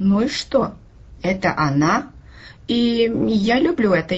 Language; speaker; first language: Russian; non-native, fluent; Finnish